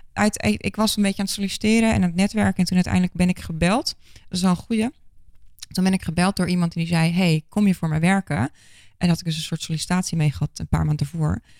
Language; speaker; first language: Dutch; native; Dutch